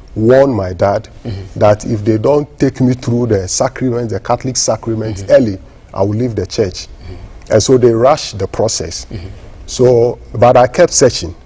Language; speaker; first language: English; non-native, local second language; Ewe